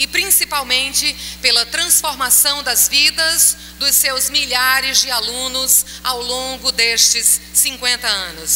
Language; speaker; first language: Portuguese; native; Portuguese